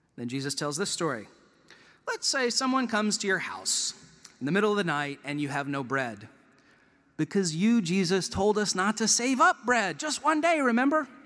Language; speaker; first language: English; native; English